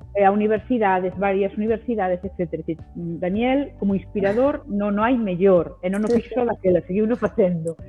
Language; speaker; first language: Galician; native; Galician